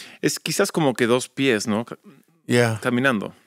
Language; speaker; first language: Spanish; early bilingual, other home language; English